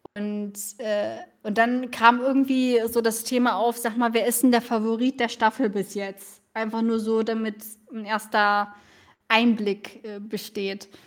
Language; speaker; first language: German; early bilingual, other home language; Russian